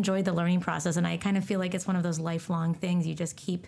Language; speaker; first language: English; native; English